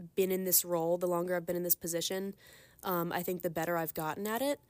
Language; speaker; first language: English; native; English